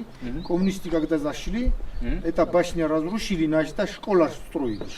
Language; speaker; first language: Russian; non-native, local second language; Svan